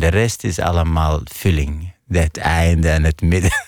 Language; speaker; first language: Dutch; non-native, fluent; Arabic